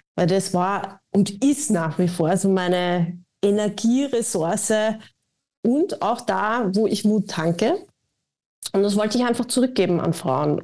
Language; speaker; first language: German; native; German